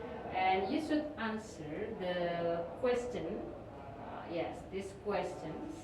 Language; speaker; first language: English; non-native, fluent; Indonesian